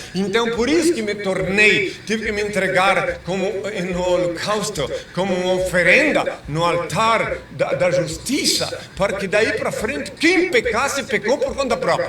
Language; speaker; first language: Portuguese; native; Portuguese